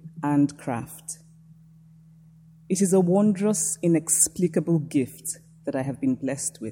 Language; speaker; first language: English; native; English